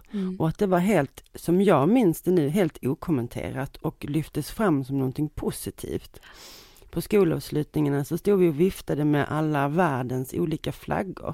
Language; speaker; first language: Swedish; native; Swedish